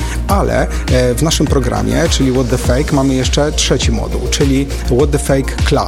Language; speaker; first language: Polish; native; Polish